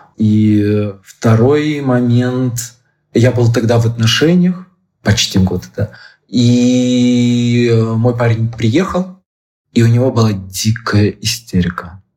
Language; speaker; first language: Russian; native; Russian